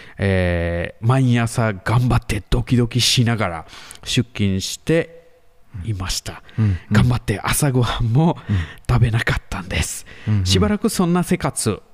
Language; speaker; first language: Japanese; non-native, learner; Bangla